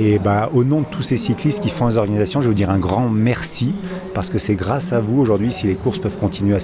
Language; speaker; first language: French; native; French